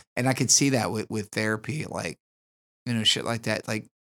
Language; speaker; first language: English; native; English